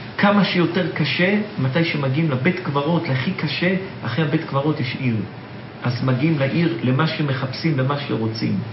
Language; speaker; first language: Hebrew; native; Hebrew